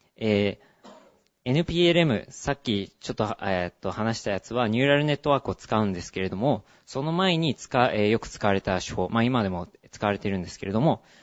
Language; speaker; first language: Japanese; early bilingual, heritage; Japanese